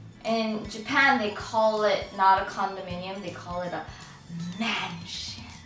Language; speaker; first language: English; early bilingual, other home language; Japanese